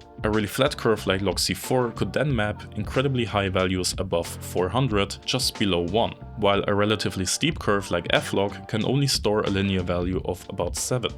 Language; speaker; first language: English; non-native, fluent; German